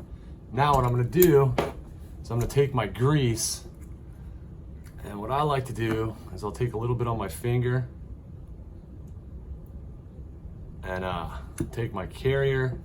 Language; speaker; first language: English; native; English